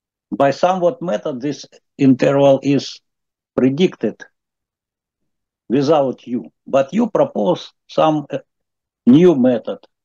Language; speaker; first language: English; non-native, learner; Ukrainian